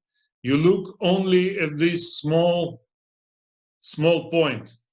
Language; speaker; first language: English; non-native, fluent; Russian